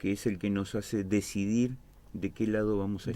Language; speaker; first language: Spanish; native; Spanish